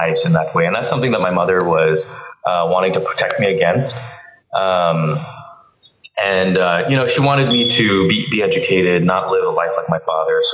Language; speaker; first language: English; early bilingual, other home language; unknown